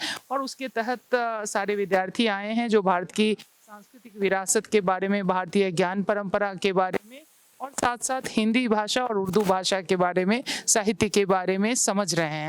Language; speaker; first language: Hindi; native; Hindi